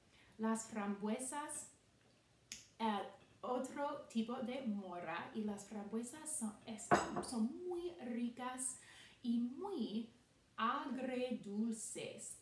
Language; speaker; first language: Spanish; non-native, fluent; English